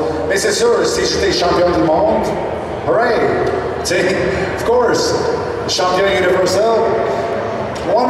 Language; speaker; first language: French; non-native, local second language; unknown